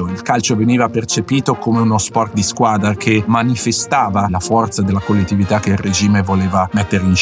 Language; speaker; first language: Italian; native; Italian